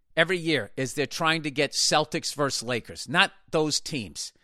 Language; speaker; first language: English; native; English